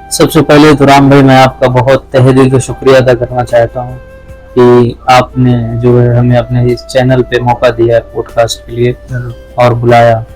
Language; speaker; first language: Hindi; native; Hindi